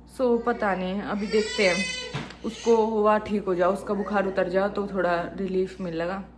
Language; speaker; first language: Hindi; native; Hindi